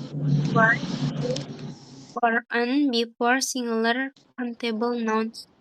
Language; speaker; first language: English; non-native, learner; Indonesian